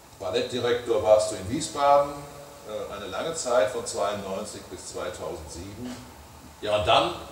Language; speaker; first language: German; native; German